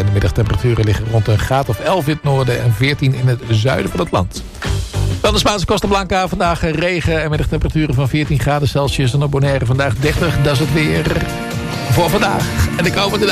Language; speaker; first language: Dutch; native; Dutch